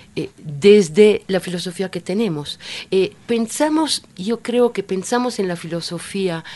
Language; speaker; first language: Spanish; non-native, fluent; Italian